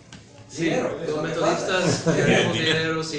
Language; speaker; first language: Spanish; early bilingual, heritage; English